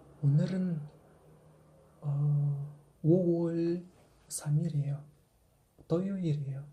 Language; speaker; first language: Korean; non-native, fluent; Kazakh